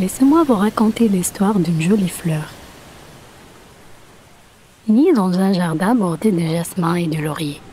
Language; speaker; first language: French; non-native, local second language; Arabic